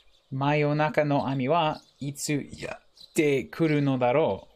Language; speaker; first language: Japanese; non-native, learner; English